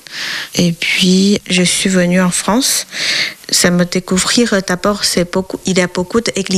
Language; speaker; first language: French; non-native, learner; Chinese